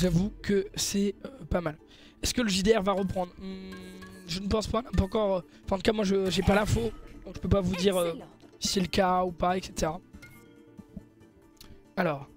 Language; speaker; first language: French; native; French